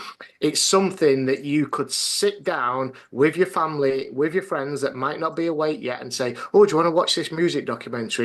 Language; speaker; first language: English; native; English